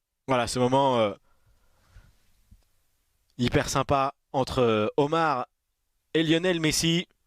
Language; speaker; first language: French; native; French